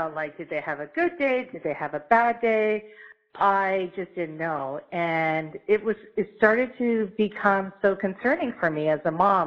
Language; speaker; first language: English; native; English